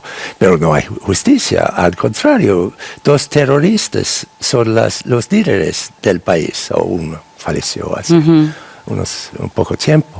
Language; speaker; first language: Spanish; non-native, fluent; English